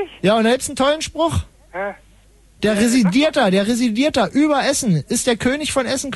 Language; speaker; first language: German; native; German